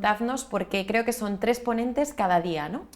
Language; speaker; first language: Spanish; native; Spanish